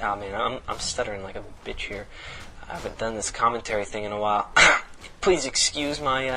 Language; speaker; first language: English; native; English